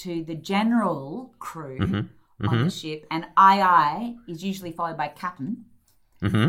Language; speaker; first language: English; native; English